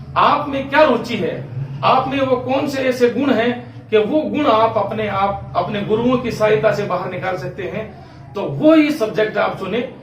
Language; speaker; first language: Hindi; native; Hindi